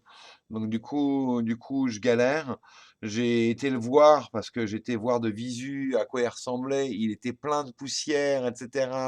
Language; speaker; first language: French; native; French